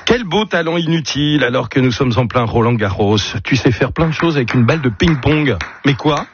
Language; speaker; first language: French; native; French